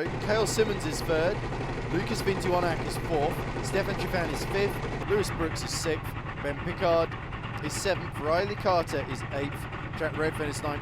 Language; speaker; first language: English; native; English